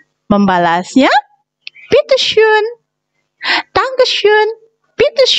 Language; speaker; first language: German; non-native, fluent; Indonesian